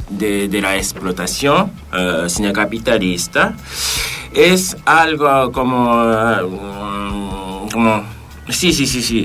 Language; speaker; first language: Spanish; non-native, fluent; Japanese